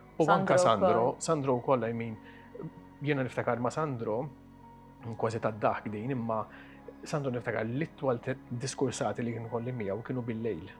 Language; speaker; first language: Maltese; native; Maltese